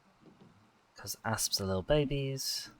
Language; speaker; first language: English; native; English